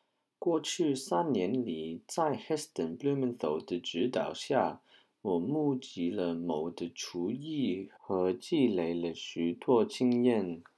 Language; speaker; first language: Chinese; non-native, learner; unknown